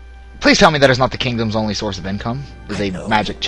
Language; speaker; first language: English; native; English